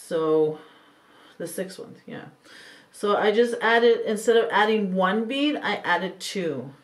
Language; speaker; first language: English; native; English